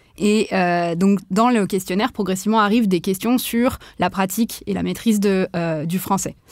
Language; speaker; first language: French; native; French